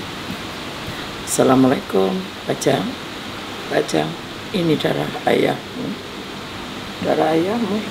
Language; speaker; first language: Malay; non-native, local second language; Javanese